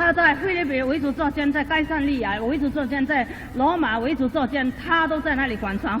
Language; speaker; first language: Chinese; native; Chinese